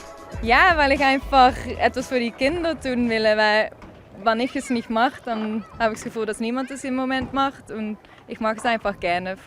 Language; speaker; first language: German; non-native, fluent; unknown